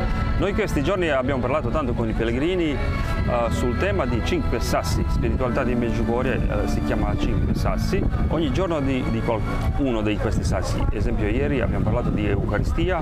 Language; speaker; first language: Italian; non-native, fluent; Croatian